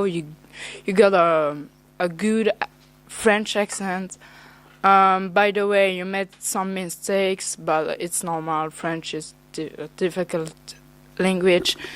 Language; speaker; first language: English; non-native, learner; French